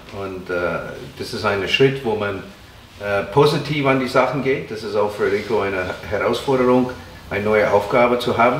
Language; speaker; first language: German; non-native, fluent; English